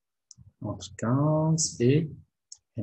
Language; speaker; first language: French; non-native, local second language; Arabic